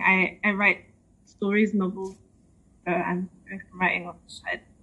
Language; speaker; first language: English; native; English